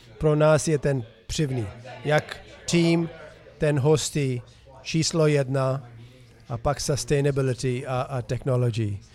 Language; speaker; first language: Czech; non-native, fluent; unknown